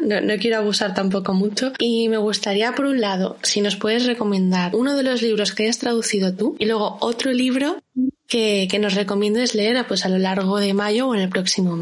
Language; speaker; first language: Spanish; native; Spanish